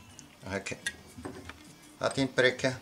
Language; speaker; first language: Dutch; non-native, learner; Arabic